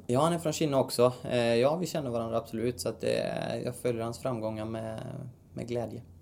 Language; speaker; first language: Swedish; native; Swedish